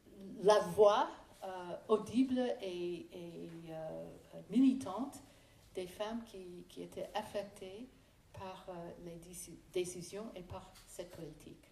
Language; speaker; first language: French; non-native, fluent; English